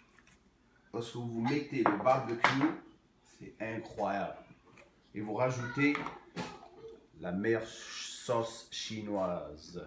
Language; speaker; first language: French; non-native, local second language; Arabic